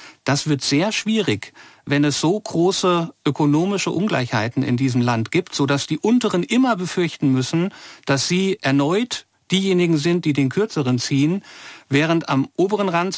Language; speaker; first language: German; native; German